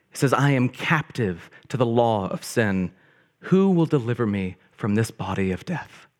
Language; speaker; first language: English; native; English